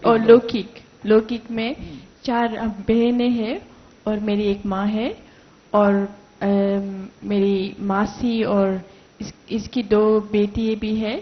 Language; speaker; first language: Hindi; non-native, learner; English